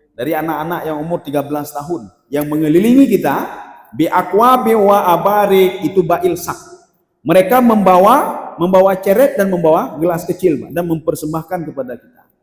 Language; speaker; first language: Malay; non-native, local second language; Achinese